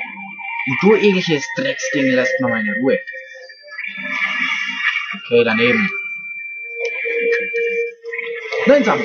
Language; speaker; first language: German; native; German